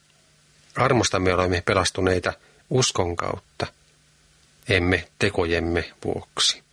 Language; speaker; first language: Finnish; native; Finnish